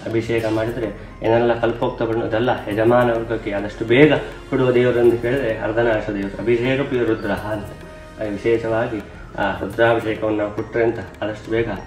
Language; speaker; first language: Kannada; non-native, local second language; Tulu